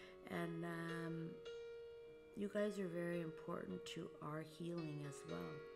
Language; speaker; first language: English; early bilingual, other home language; Portuguese